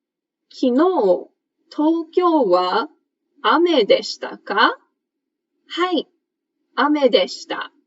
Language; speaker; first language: Japanese; non-native, fluent; English